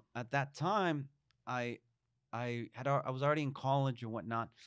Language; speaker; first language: English; early bilingual, other home language; Spanish